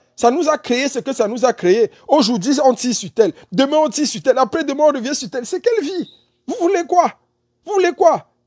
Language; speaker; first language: French; native; French